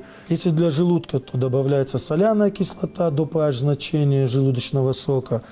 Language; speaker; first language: Russian; native; Russian